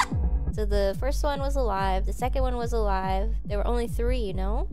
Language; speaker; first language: English; native; English